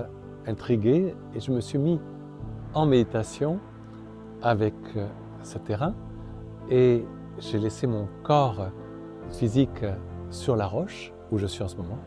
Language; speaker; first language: French; native; French